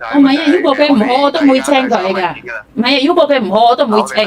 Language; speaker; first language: Cantonese; non-native, fluent; Indonesian